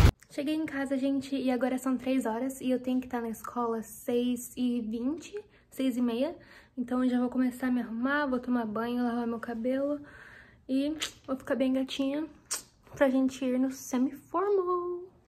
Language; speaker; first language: Portuguese; native; Portuguese